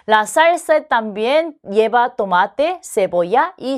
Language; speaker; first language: Spanish; non-native, fluent; Korean